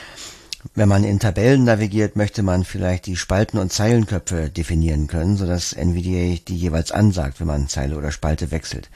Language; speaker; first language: German; native; German